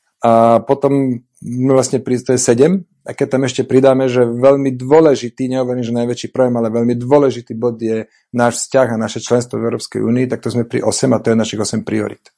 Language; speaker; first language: Slovak; native; Slovak